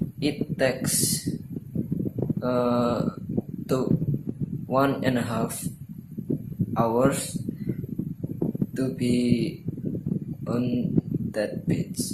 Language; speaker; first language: English; non-native, learner; Indonesian